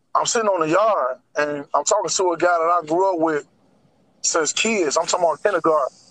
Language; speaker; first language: English; native; English